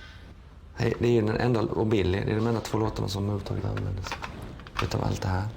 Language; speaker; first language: Swedish; native; Swedish